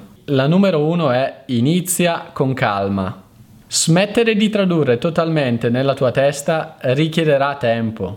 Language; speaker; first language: Italian; native; Italian